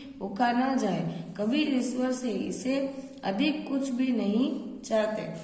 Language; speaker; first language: Hindi; non-native, local second language; Gujarati